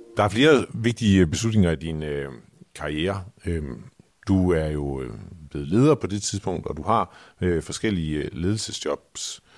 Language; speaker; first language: Danish; native; Danish